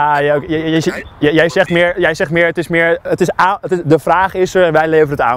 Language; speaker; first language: Dutch; native; Dutch